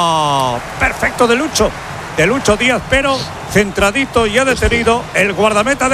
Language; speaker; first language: Spanish; native; Spanish